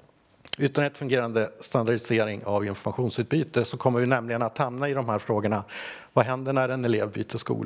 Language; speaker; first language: Swedish; native; Swedish